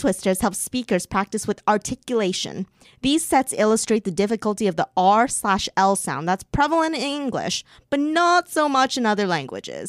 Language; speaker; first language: English; early bilingual, other home language; Chinese